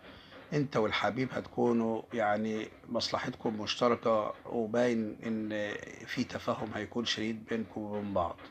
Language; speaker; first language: Arabic; native; Arabic